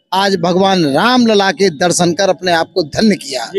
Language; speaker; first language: Hindi; native; Hindi